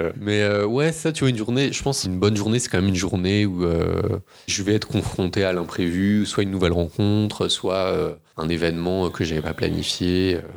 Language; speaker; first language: French; native; French